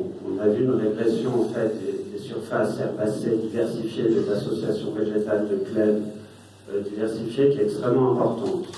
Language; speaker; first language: French; native; French